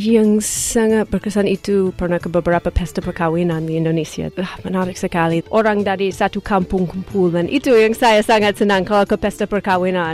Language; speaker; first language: Indonesian; non-native, fluent; English